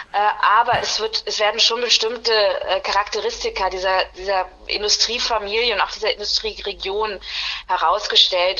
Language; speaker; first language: German; native; German